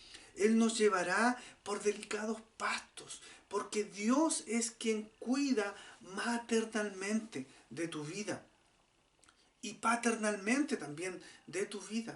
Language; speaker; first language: Spanish; native; Spanish